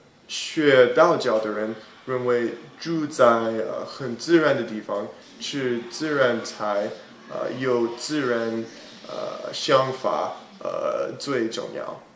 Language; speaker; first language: Chinese; non-native, learner; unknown